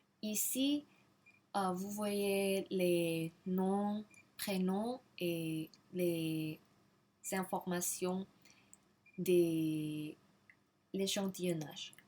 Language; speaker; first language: French; non-native, learner; Thai